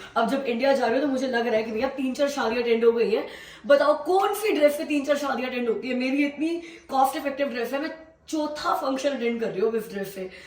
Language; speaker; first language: Hindi; native; Hindi